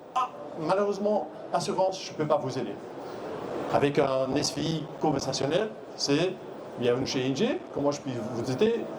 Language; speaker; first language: French; non-native, local second language; Dutch